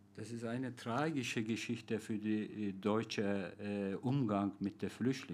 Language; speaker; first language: German; non-native, fluent; Turkish